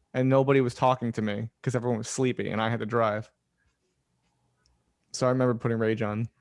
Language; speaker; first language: English; native; English